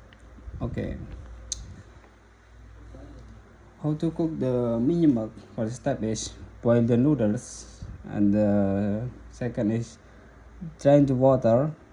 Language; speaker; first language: English; non-native, learner; Indonesian